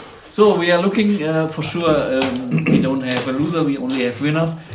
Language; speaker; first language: English; non-native, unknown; German